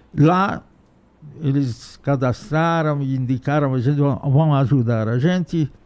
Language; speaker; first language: Portuguese; non-native, fluent; Hungarian